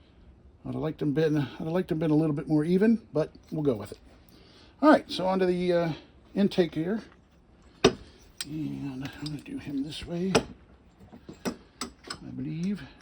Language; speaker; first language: English; native; English